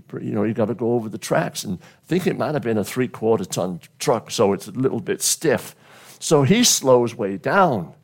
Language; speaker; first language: English; native; English